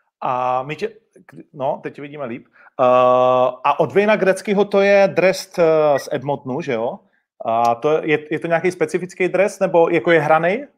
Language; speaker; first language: Czech; native; Czech